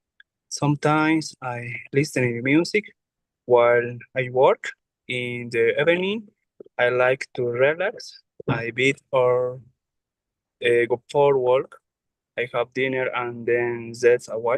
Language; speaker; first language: English; non-native, learner; Spanish